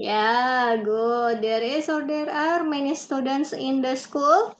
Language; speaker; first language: English; non-native, fluent; Indonesian